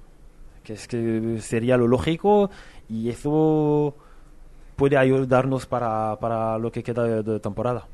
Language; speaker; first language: Spanish; non-native, fluent; French